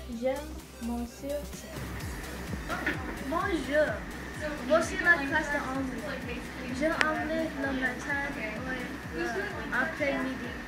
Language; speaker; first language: French; non-native, learner; English